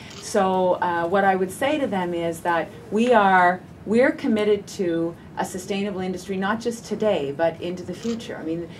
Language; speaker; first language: English; native; English